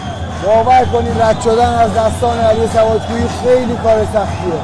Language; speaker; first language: Persian; native; Persian